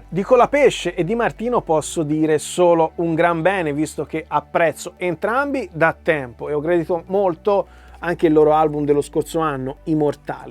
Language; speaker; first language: Italian; native; Italian